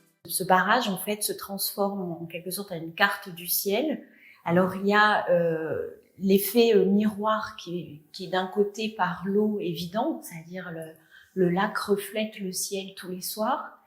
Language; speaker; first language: French; native; French